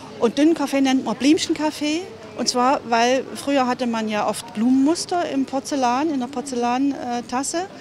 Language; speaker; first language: German; native; German